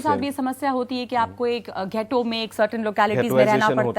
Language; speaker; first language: Hindi; native; Hindi